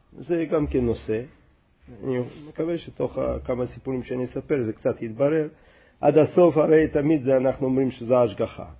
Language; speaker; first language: Hebrew; non-native, fluent; Russian